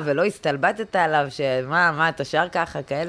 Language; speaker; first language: Hebrew; native; Hebrew